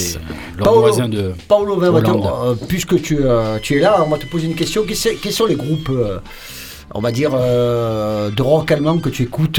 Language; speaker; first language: French; native; French